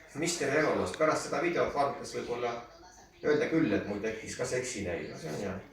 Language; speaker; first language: Estonian; native; Estonian